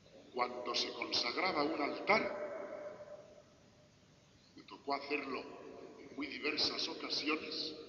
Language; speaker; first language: Spanish; native; Spanish